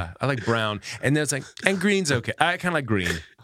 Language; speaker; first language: English; native; English